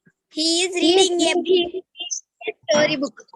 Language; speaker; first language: English; non-native, learner; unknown